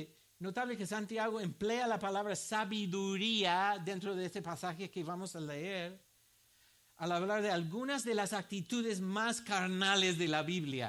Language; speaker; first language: Spanish; non-native, fluent; English